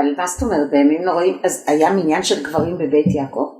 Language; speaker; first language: Hebrew; native; Hebrew